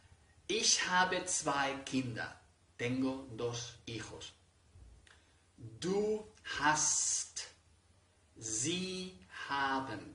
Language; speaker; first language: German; non-native, fluent; Spanish